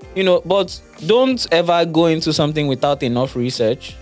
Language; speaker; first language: English; non-native, local second language; Yoruba